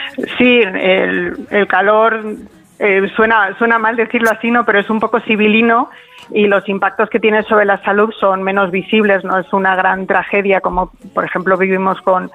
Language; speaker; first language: Spanish; native; Spanish